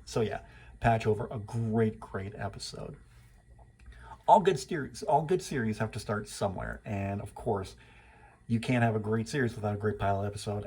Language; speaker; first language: English; native; English